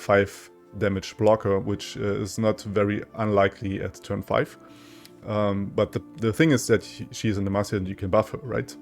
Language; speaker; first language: English; non-native, fluent; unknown